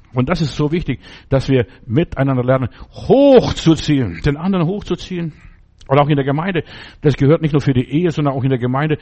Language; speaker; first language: German; early bilingual, other home language; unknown